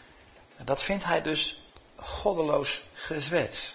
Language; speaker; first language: Dutch; native; Dutch